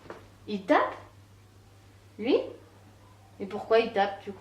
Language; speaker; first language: French; native; French